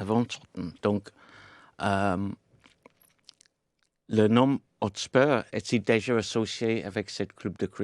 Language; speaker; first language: French; non-native, fluent; English